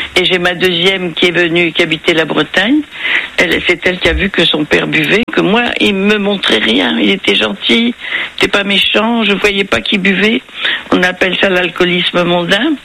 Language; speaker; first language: French; native; French